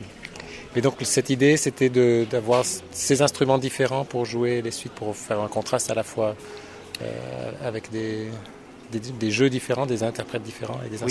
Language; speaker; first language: French; native; French